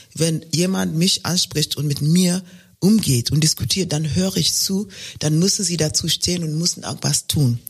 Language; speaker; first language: German; non-native, fluent; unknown